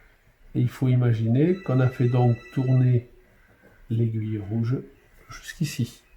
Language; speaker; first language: French; native; French